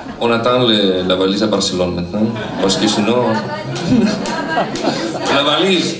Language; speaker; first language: French; non-native, learner; Greek